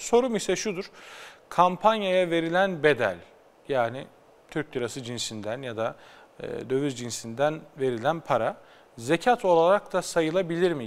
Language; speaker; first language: Turkish; native; Turkish